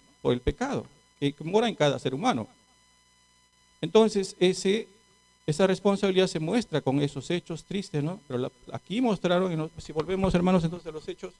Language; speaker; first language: Spanish; native; Spanish